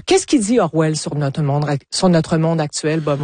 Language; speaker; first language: French; native; French